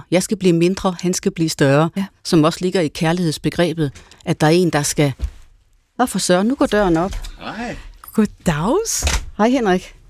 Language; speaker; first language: Danish; native; Danish